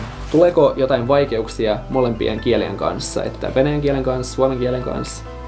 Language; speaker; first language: Finnish; non-native, fluent; Russian